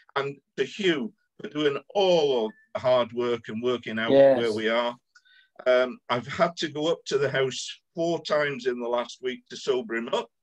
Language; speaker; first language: English; native; English